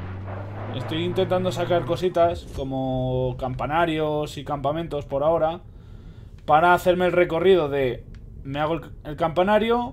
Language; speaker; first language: Spanish; native; Spanish